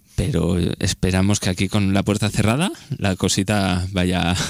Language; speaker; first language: Spanish; non-native, local second language; Catalan